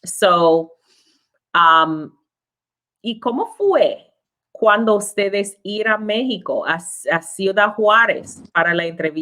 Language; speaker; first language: Spanish; non-native, learner; English